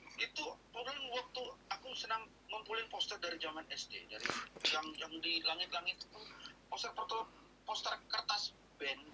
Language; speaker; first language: Indonesian; native; Indonesian